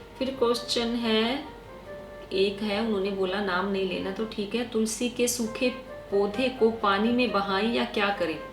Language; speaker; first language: Hindi; native; Hindi